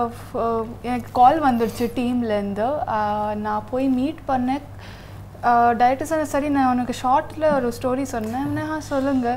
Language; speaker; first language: Tamil; non-native, learner; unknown